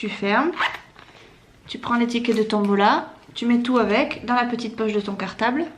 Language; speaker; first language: French; native; French